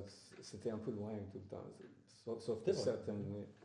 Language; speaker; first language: French; non-native, fluent; English